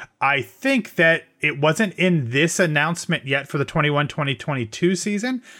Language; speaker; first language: English; native; English